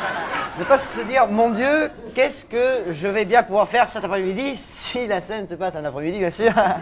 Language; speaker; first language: French; native; French